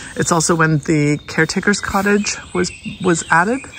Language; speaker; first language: English; native; English